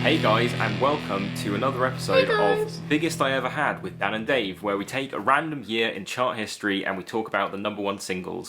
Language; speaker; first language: English; native; English